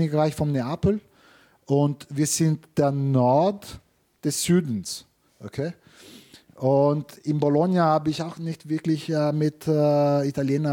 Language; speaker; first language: German; non-native, fluent; Italian